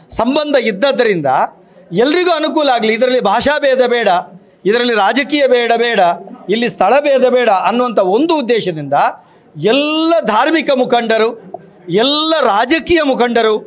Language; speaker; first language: Kannada; non-native, local second language; Tulu